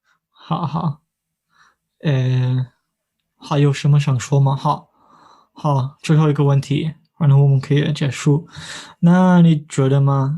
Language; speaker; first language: Chinese; non-native, fluent; English